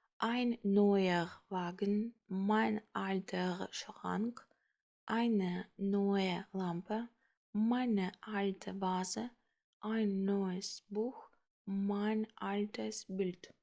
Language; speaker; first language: German; non-native, fluent; Ukrainian